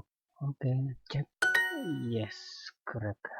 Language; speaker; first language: English; non-native, fluent; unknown